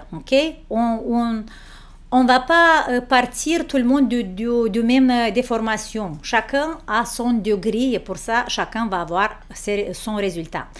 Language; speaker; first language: French; non-native, fluent; Romanian